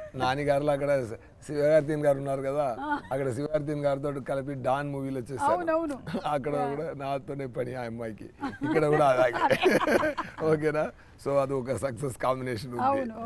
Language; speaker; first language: Telugu; non-native, learner; Tamil